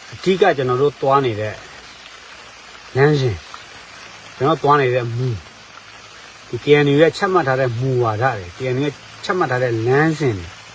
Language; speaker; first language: Burmese; non-native, local second language; S'gaw Karen